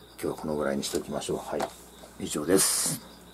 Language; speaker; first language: Japanese; native; Japanese